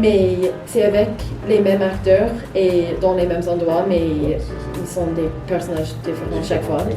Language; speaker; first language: French; non-native, fluent; English